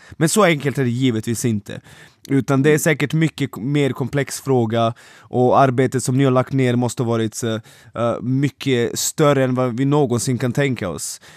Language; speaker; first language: Swedish; non-native, fluent; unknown